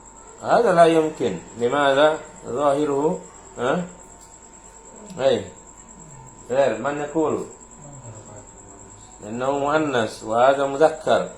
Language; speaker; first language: Arabic; non-native, fluent; Indonesian